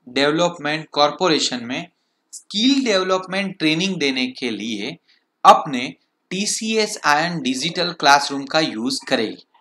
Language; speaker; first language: Hindi; non-native, local second language; Gujarati